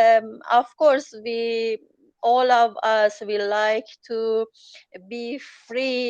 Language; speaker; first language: English; non-native, learner; Persian